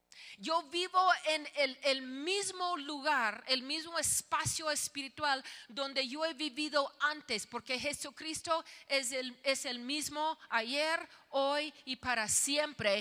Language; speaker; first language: Spanish; non-native, fluent; English